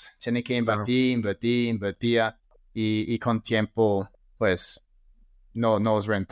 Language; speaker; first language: Spanish; non-native, fluent; English